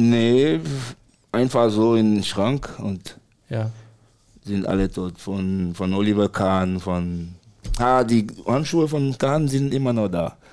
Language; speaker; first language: German; non-native, fluent; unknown